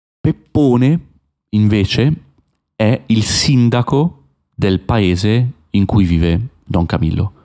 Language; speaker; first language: Italian; native; Italian